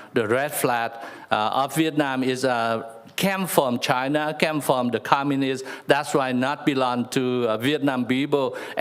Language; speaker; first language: English; non-native, learner; Vietnamese